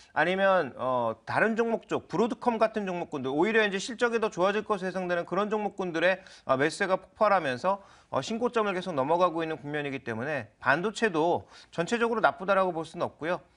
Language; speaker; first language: Korean; native; Korean